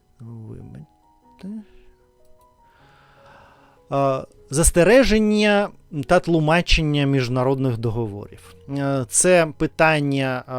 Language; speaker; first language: Ukrainian; non-native, learner; Russian